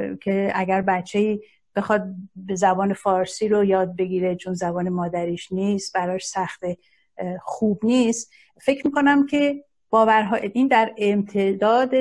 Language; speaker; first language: Persian; non-native, local second language; Azerbaijani